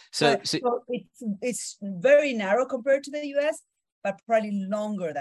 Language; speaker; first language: English; non-native, fluent; Spanish